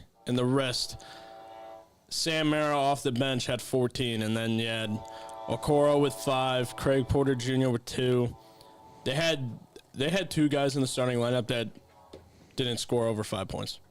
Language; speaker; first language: English; native; English